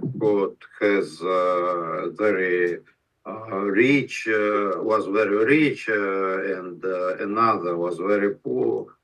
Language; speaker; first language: English; non-native, learner; Russian